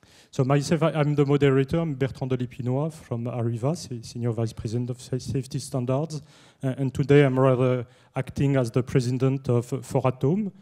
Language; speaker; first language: English; non-native, fluent; French